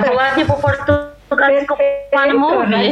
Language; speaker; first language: Polish; early bilingual, heritage; Polish